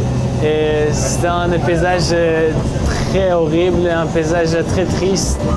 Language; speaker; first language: French; non-native, learner; Tajik